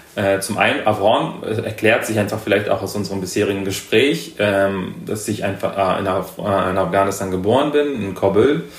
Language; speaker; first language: German; early bilingual, other home language; Persian